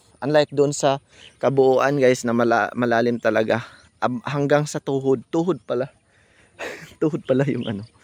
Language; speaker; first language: Filipino; non-native, local second language; Cebuano